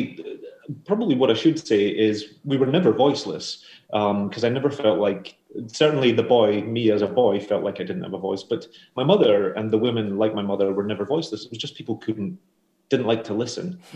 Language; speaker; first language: English; native; English